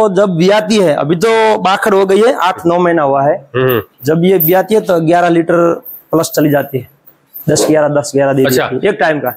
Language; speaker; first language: Hindi; non-native, local second language; Gujarati